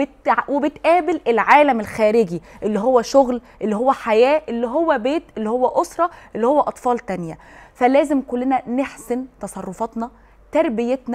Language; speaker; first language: Arabic; native; Arabic